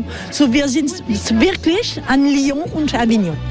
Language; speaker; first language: German; non-native, learner; French